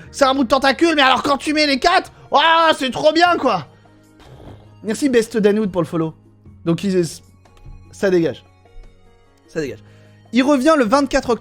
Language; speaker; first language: French; native; French